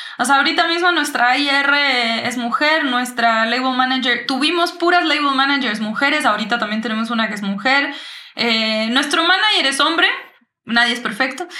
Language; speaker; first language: Spanish; native; Spanish